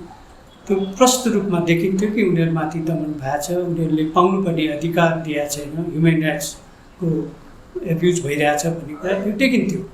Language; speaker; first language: Nepali; native; Nepali